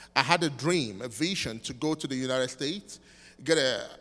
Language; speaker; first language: English; non-native, local second language; Igbo